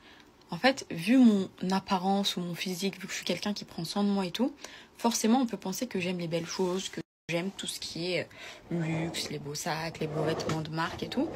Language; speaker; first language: French; native; French